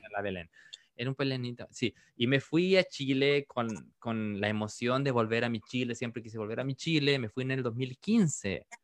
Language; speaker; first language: Spanish; native; Spanish